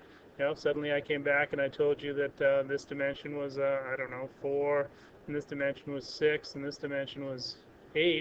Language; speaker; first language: English; native; English